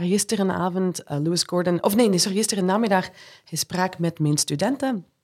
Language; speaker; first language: Dutch; non-native, fluent; English